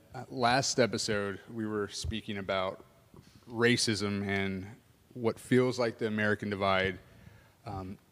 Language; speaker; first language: English; native; English